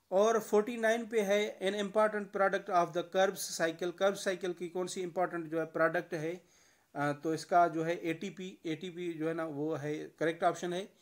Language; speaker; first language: Urdu; non-native, local second language; Sindhi